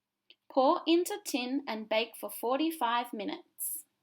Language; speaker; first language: English; native; English